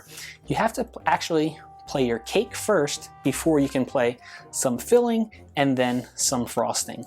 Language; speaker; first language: English; native; English